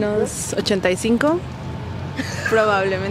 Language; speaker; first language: Spanish; native; Spanish